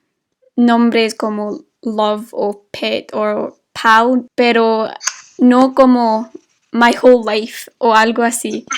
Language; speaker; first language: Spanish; non-native, fluent; English